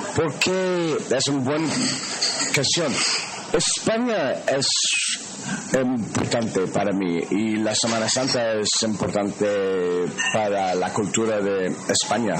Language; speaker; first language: Spanish; non-native, learner; English